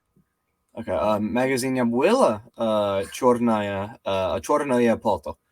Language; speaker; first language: Russian; non-native, learner; English